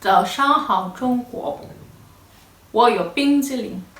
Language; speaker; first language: Chinese; non-native, learner; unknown